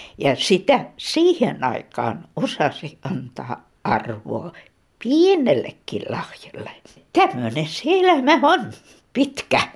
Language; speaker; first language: Finnish; native; Finnish